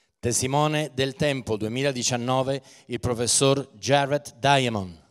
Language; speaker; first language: Italian; native; Italian